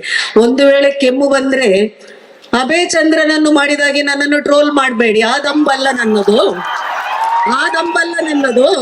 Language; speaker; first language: Kannada; native; Kannada